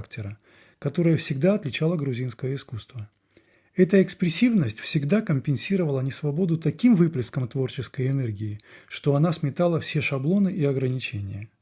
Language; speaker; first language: Russian; native; Russian